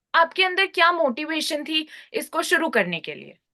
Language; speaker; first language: Hindi; native; Hindi